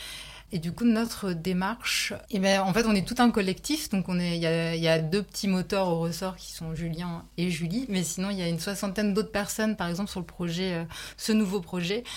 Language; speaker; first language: French; native; French